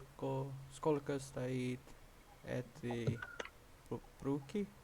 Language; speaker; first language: Russian; non-native, learner; English